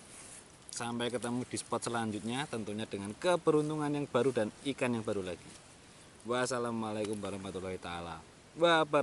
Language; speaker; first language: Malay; non-native, local second language; Javanese